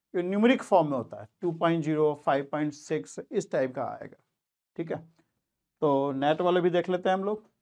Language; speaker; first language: Hindi; native; Hindi